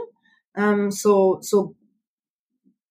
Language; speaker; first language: English; non-native, fluent; German